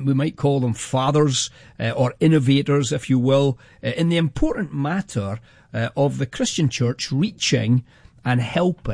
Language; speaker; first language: English; native; English